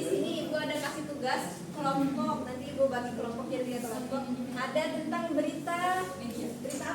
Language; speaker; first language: Indonesian; native; Indonesian